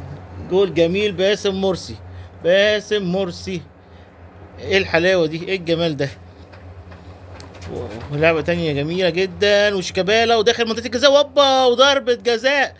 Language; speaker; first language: Arabic; native; Arabic